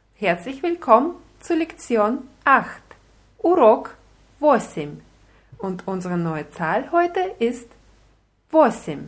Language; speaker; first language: German; non-native, fluent; Russian